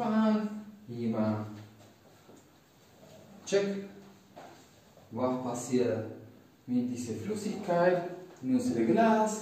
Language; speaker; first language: German; non-native, learner; Spanish